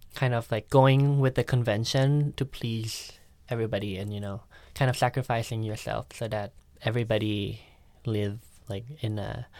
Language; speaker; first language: English; early bilingual, other home language; Thai